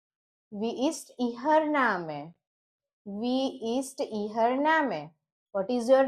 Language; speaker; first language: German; non-native, learner; Gujarati